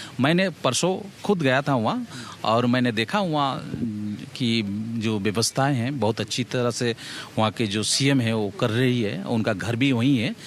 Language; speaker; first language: Hindi; non-native, local second language; Assamese